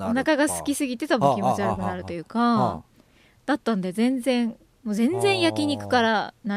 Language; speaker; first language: Japanese; native; Japanese